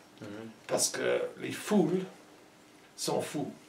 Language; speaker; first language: French; non-native, learner; English